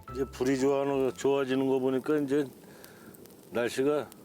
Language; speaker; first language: Korean; native; Korean